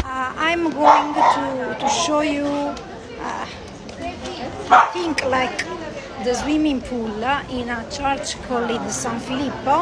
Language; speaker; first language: English; non-native, learner; Italian